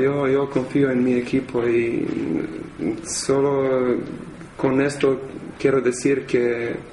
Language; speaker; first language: Spanish; non-native, learner; Serbian